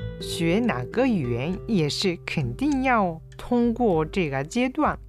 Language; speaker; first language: Chinese; non-native, fluent; Japanese